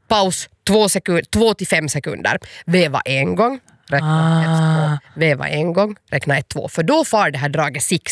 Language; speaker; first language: Swedish; native; Swedish